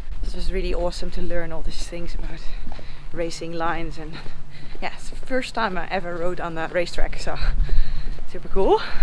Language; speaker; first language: English; non-native, fluent; Dutch